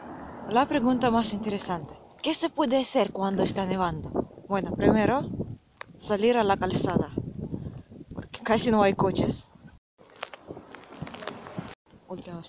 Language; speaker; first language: Spanish; non-native, fluent; Russian